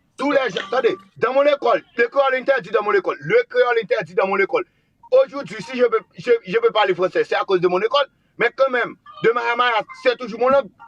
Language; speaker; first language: French; non-native, local second language; Haitian Creole